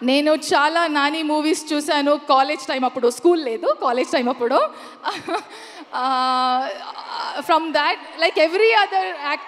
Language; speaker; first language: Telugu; non-native, learner; Kannada